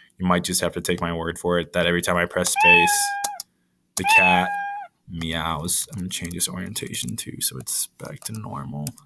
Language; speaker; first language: English; native; English